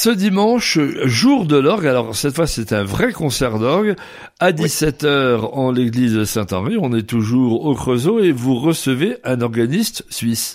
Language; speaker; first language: French; native; French